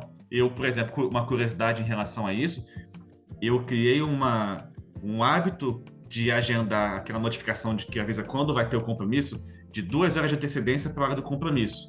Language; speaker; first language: Portuguese; native; Portuguese